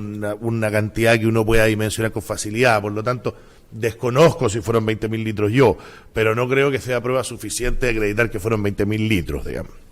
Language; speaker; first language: Spanish; native; Spanish